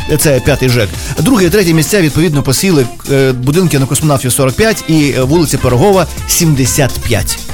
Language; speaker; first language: Ukrainian; native; Ukrainian